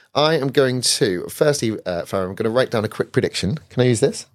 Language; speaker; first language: English; native; English